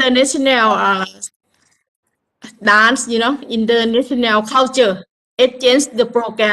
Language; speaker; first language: English; non-native, learner; Thai